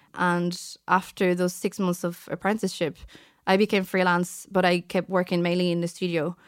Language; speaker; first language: English; non-native, fluent; French